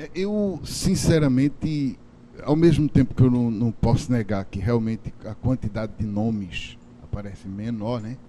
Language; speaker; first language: Portuguese; native; Portuguese